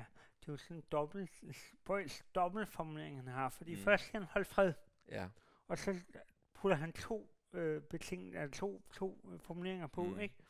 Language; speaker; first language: Danish; native; Danish